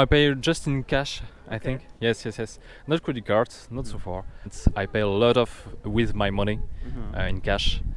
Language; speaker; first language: English; non-native, learner; French